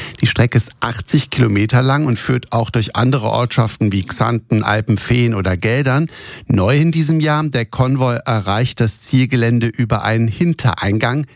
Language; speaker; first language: German; native; German